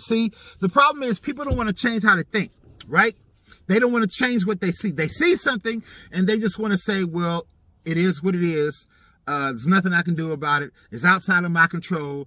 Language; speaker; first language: English; native; English